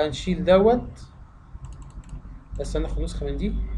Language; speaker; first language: Arabic; native; Arabic